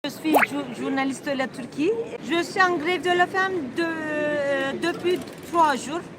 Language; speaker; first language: French; non-native, learner; Turkish